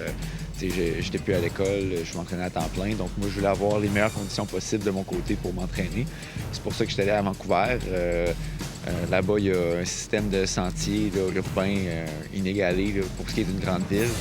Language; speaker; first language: French; native; French